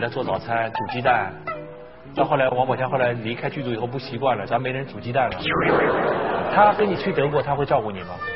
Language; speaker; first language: Chinese; native; Chinese